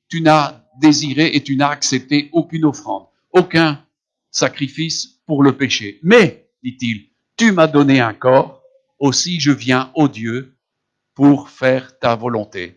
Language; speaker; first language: French; native; French